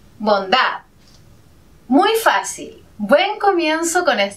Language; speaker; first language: Portuguese; non-native, learner; Spanish